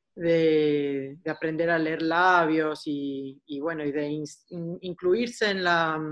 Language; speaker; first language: Spanish; early bilingual, heritage; Spanish